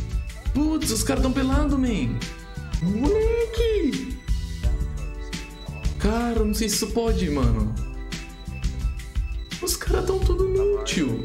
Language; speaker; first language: Portuguese; native; Portuguese